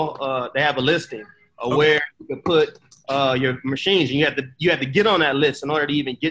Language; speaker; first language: English; native; English